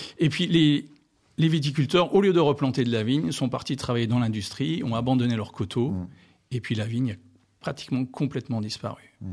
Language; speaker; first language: French; native; French